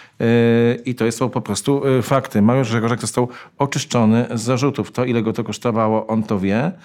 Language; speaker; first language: Polish; native; Polish